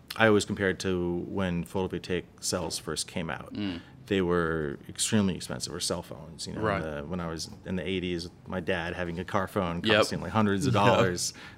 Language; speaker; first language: English; native; English